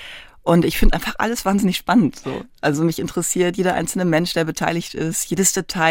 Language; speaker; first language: German; native; German